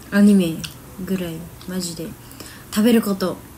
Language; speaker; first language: Japanese; early bilingual, other home language; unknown